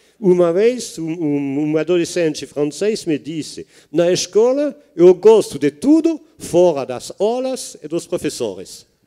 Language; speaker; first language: Portuguese; non-native, fluent; French